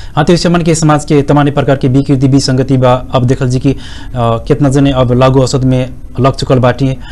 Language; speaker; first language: Bhojpuri; non-native, local second language; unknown